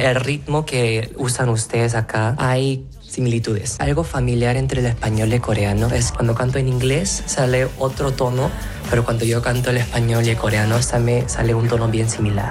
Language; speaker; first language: Spanish; non-native, fluent; Korean